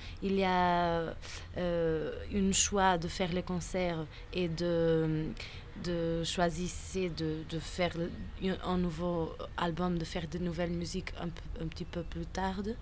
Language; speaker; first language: French; non-native, fluent; Portuguese